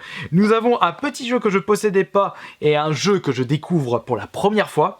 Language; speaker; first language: French; native; French